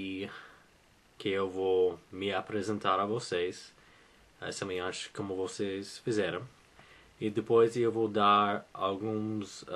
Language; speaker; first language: Portuguese; non-native, fluent; English